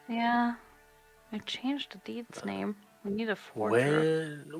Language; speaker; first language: English; non-native, fluent; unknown